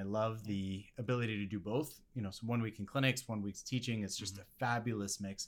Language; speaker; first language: English; non-native, fluent; French